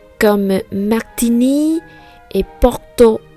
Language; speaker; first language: French; non-native, fluent; Vietnamese